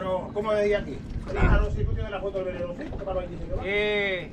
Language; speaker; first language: Spanish; native; Spanish